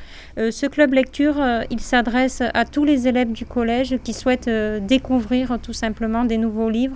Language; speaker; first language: French; native; French